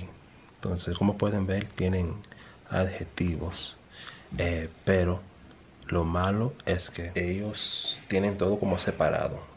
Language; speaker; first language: Spanish; early bilingual, heritage; Spanish